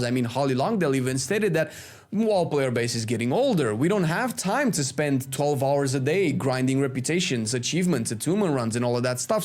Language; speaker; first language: English; native; English